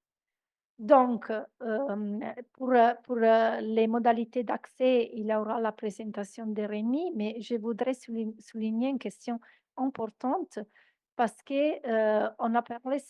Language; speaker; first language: French; non-native, fluent; Italian